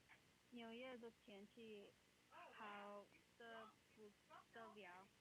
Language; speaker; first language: Chinese; non-native, learner; English